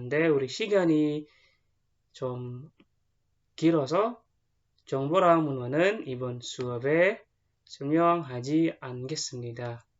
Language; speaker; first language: Korean; non-native, fluent; Indonesian